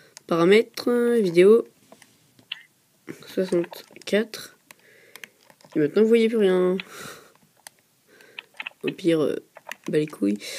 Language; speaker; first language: French; native; French